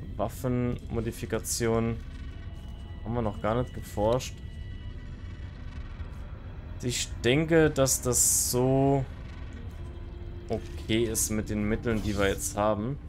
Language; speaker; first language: German; native; German